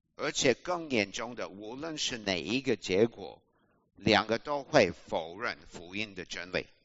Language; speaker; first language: Chinese; non-native, fluent; English